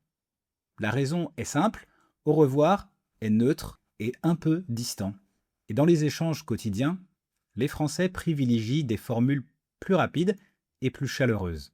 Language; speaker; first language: French; native; French